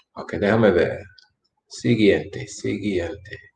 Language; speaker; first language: Spanish; non-native, fluent; English